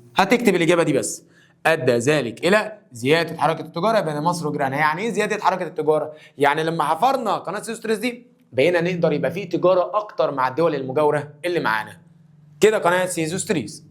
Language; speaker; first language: Arabic; native; Arabic